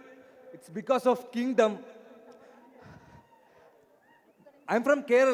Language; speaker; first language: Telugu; non-native, learner; Malayalam